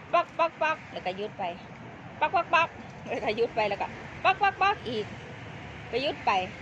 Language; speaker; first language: Thai; native; Thai